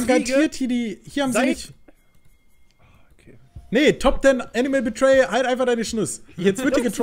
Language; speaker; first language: German; native; German